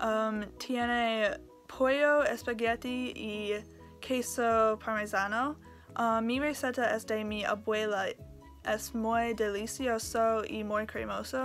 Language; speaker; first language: Spanish; non-native, learner; English